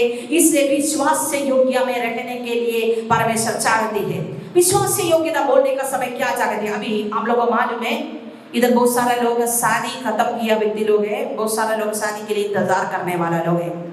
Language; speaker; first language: Hindi; non-native, local second language; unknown